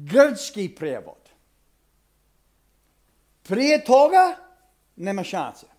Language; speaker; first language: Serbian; non-native, fluent; English